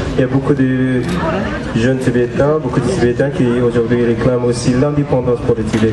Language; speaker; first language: French; non-native, fluent; Tibetan